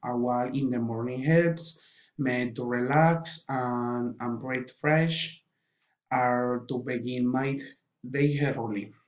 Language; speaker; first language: English; non-native, learner; Spanish